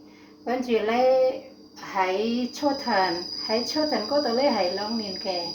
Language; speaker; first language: Cantonese; non-native, learner; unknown